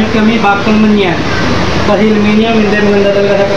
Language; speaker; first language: Filipino; non-native, learner; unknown